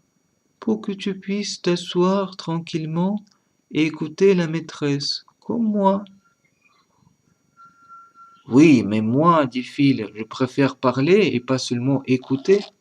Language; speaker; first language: French; non-native, learner; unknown